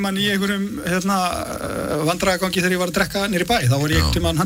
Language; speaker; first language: Icelandic; native; Icelandic